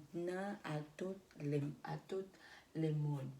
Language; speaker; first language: French; non-native, learner; Spanish